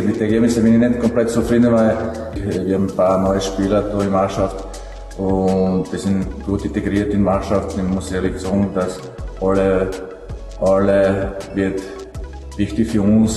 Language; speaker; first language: German; non-native, fluent; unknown